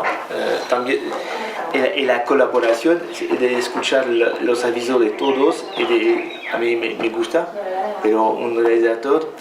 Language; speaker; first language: Spanish; non-native, learner; French